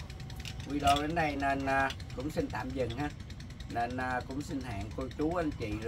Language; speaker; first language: Vietnamese; native; Vietnamese